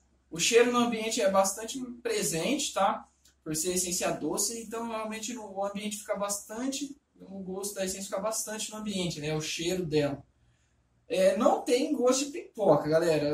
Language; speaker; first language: Portuguese; native; Portuguese